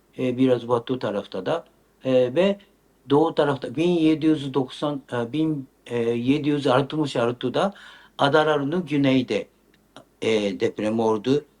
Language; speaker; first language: Turkish; non-native, learner; Japanese